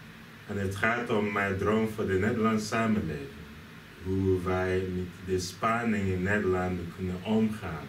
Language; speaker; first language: Dutch; non-native, fluent; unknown